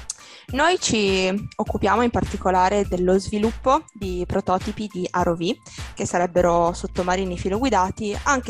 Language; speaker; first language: Italian; native; Italian